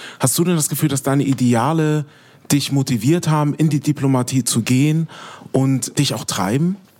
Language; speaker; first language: German; native; German